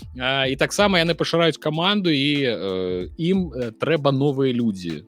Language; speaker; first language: Belarusian; non-native, local second language; Russian